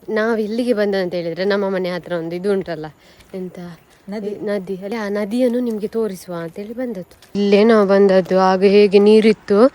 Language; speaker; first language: Kannada; native; Kannada